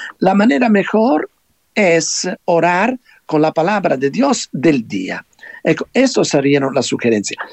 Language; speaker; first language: Spanish; non-native, fluent; Italian